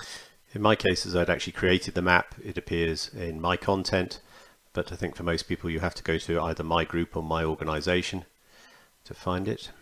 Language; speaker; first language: English; native; English